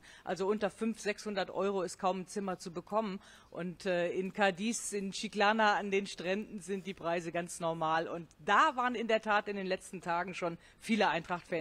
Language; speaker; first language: German; native; German